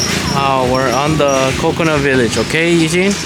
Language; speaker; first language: English; non-native, fluent; Spanish